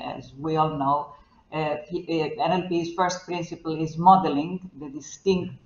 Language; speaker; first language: English; non-native, fluent; Greek